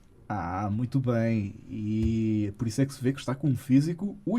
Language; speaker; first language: Portuguese; native; Portuguese